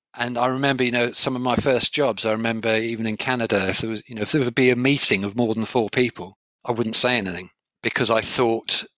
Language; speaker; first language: English; native; English